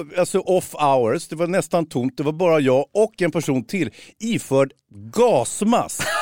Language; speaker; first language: Swedish; native; Swedish